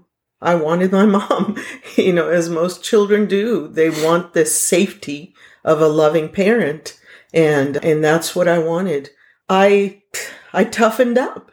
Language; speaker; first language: English; non-native, fluent; Spanish